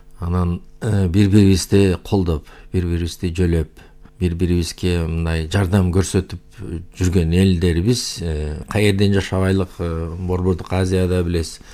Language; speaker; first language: Kyrgyz; non-native, local second language; Uyghur